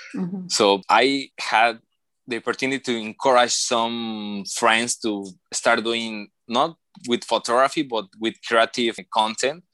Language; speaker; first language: English; non-native, learner; Spanish